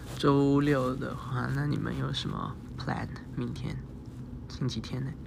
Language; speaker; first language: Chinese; early bilingual, heritage; Chinese